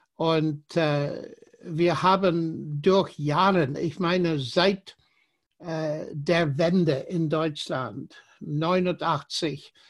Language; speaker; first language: German; non-native, fluent; English